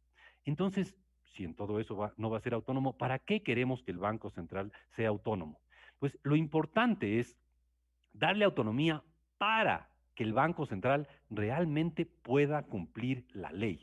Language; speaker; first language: Spanish; native; Spanish